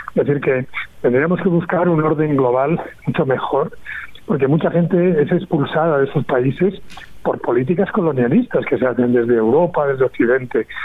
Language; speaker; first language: Spanish; native; Spanish